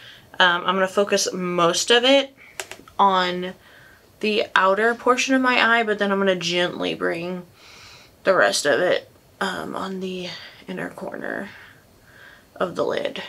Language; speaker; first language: English; native; English